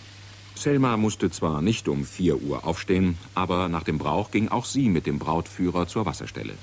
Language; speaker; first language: German; native; German